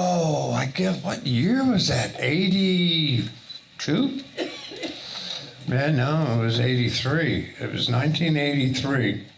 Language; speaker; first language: English; native; English